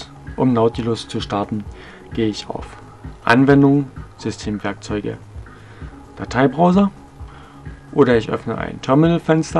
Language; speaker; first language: German; native; German